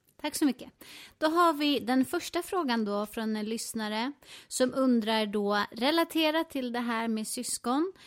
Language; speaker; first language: Swedish; native; Swedish